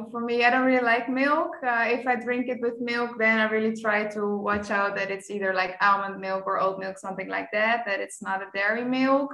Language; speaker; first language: English; non-native, fluent; Dutch